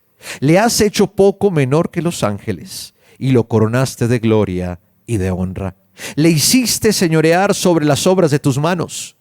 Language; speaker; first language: Spanish; native; Spanish